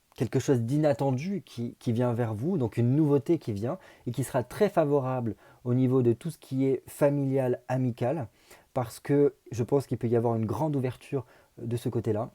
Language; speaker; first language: French; native; French